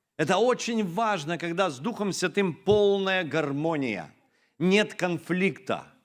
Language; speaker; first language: Russian; non-native, local second language; Ukrainian